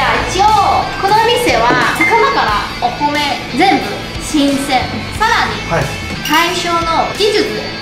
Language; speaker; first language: Japanese; non-native, learner; Chinese